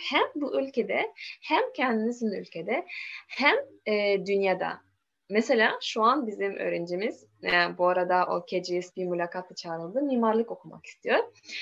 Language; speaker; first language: Turkish; non-native, learner; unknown